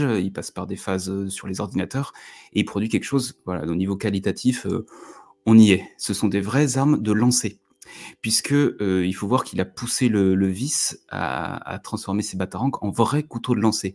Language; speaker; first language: French; native; French